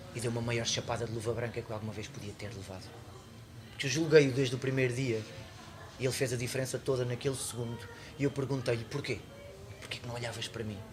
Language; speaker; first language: Portuguese; native; Portuguese